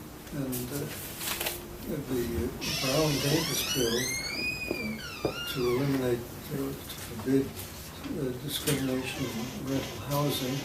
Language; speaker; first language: English; native; English